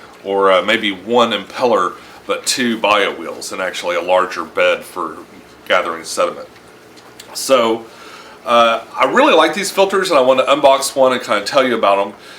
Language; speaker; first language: English; native; English